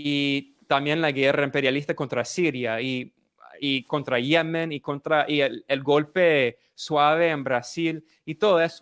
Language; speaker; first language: Spanish; non-native, fluent; English